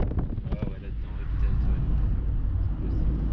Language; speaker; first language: French; native; French